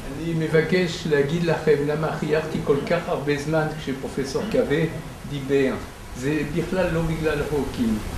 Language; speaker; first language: Hebrew; non-native, fluent; French